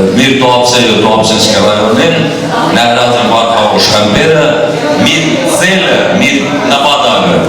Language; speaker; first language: Armenian; early bilingual, heritage; Armenian